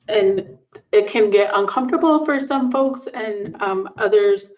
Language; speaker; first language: English; native; English